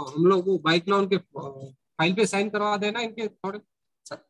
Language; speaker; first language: Hindi; native; Hindi